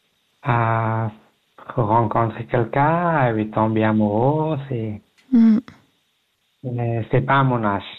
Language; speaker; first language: French; non-native, learner; Pashto